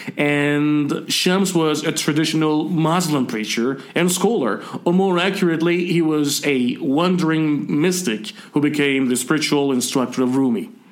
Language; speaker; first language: English; non-native, fluent; Persian